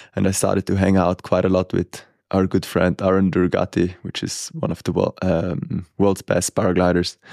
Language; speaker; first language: English; non-native, fluent; Italian